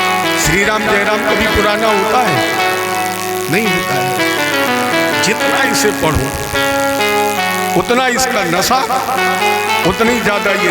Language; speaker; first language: Hindi; native; Hindi